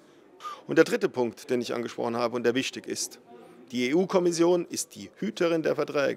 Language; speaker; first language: German; native; German